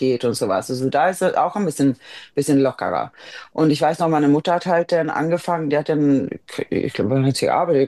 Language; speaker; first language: German; non-native, fluent; Swedish